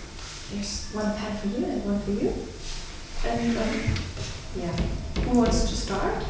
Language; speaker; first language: English; non-native, fluent; German